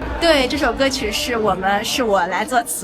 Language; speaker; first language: Chinese; native; Chinese